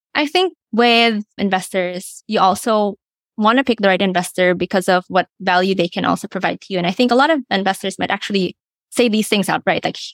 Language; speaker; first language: English; non-native, local second language; Filipino